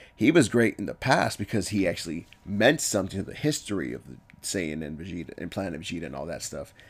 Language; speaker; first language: English; early bilingual, other home language; Spanish